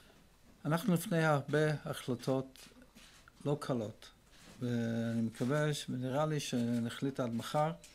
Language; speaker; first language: Hebrew; non-native, fluent; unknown